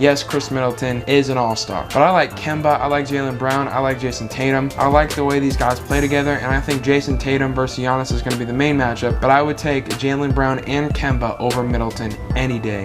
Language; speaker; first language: English; native; English